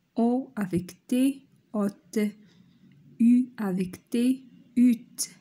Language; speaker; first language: French; non-native, local second language; Arabic